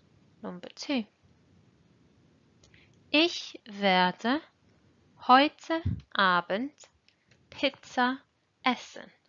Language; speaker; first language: German; non-native, fluent; English